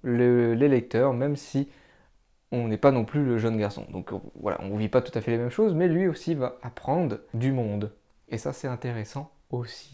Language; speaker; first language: French; native; French